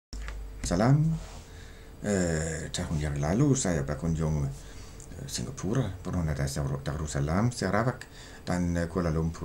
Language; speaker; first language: Indonesian; non-native, learner; Danish